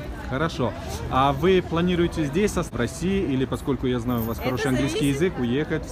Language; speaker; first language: Russian; non-native, local second language; Tajik